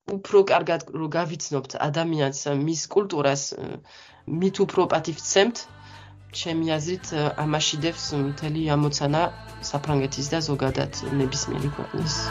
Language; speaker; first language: Georgian; non-native, fluent; French